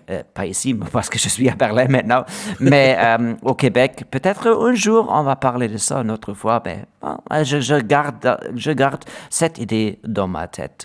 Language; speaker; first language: French; non-native, learner; German